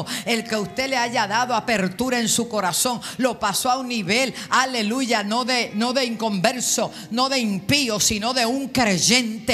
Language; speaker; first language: Spanish; native; Spanish